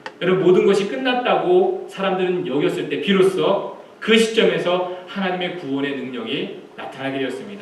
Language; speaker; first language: Korean; native; Korean